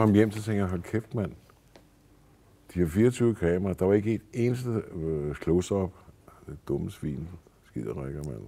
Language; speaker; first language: Danish; native; Danish